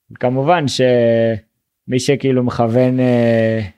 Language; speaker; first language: Hebrew; native; Hebrew